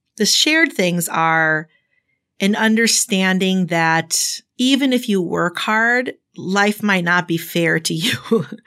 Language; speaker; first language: English; native; English